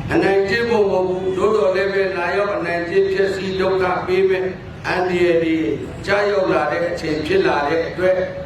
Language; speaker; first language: Burmese; non-native, local second language; Pa'o Karen